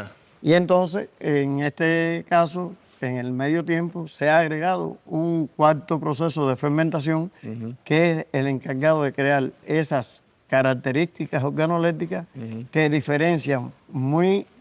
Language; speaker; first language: Spanish; native; Spanish